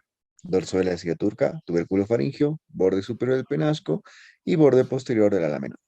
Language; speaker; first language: Spanish; native; Spanish